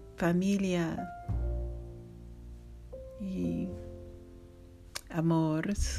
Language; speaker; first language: Spanish; non-native, learner; English